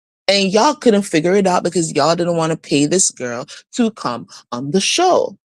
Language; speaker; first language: English; native; English